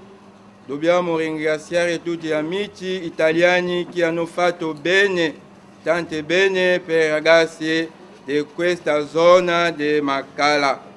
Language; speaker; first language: Italian; non-native, learner; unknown